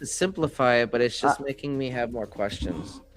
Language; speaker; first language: English; native; English